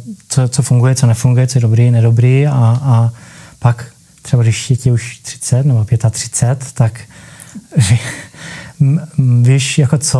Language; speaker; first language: Czech; early bilingual, heritage; Czech